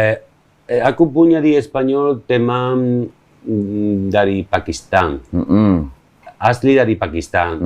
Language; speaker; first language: Indonesian; non-native, learner; Spanish